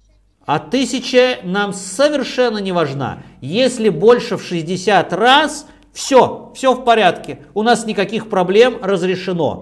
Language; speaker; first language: Russian; native; Russian